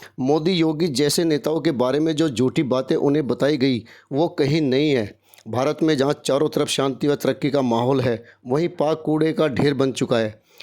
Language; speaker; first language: Hindi; native; Hindi